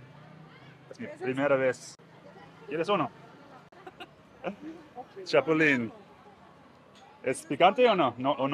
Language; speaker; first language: Spanish; non-native, learner; English